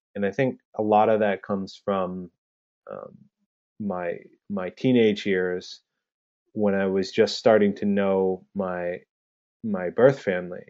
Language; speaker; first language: English; early bilingual, other home language; Spanish